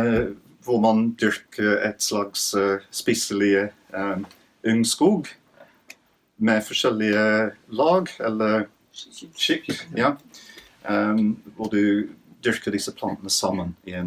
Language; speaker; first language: Norwegian; non-native, fluent; English